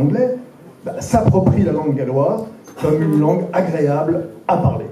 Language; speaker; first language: French; native; French